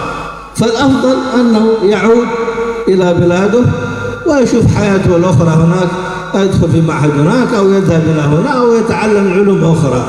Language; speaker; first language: Arabic; native; Arabic